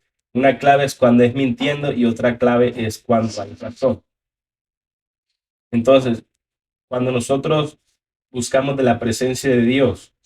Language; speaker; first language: Spanish; native; Spanish